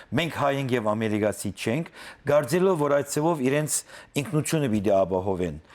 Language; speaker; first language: Armenian; native; Armenian